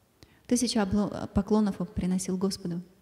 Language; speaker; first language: Russian; native; Russian